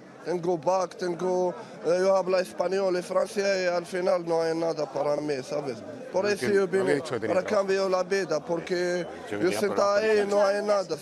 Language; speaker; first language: Spanish; non-native, learner; Arabic